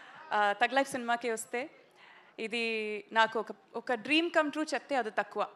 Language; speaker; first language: Telugu; non-native, local second language; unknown